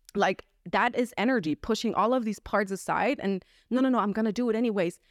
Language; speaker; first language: English; non-native, fluent; German